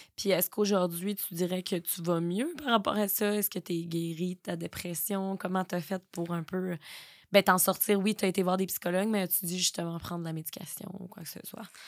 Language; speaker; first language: French; native; French